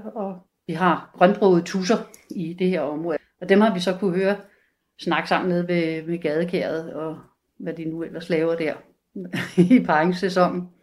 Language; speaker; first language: Danish; native; Danish